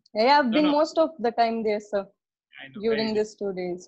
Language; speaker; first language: English; non-native, fluent; Persian